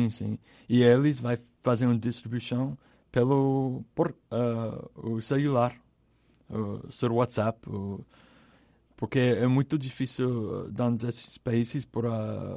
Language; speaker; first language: Portuguese; non-native, learner; English